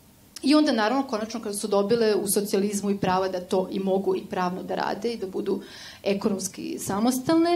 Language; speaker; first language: Serbian; native; Serbian